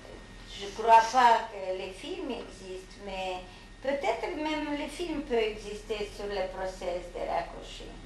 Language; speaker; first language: French; non-native, fluent; Hungarian